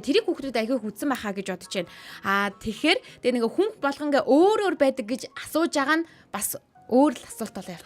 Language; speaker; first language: Mongolian; native; Mongolian